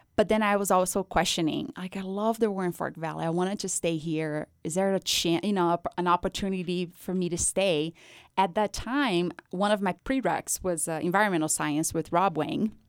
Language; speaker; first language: English; non-native, fluent; Portuguese